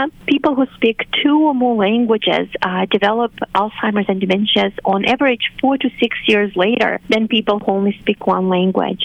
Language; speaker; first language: English; non-native, fluent; Romanian